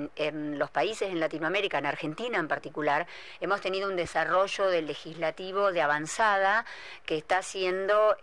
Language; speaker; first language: Spanish; native; Spanish